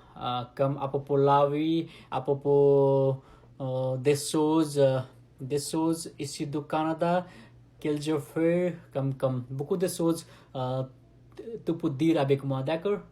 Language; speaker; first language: French; non-native, learner; Nepali